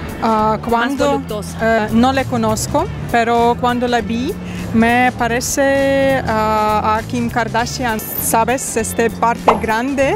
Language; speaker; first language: Spanish; non-native, learner; Russian